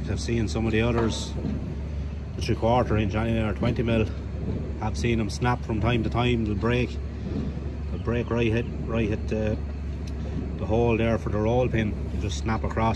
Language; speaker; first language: English; native; English